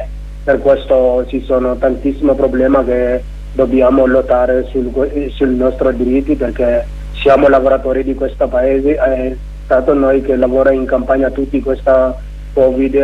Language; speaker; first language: Italian; non-native, learner; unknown